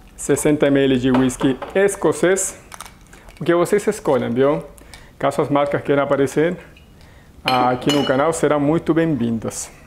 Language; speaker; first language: Portuguese; non-native, fluent; Spanish